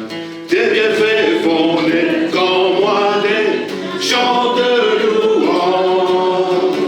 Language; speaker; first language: French; native; French